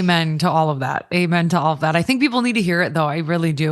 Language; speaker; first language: English; native; English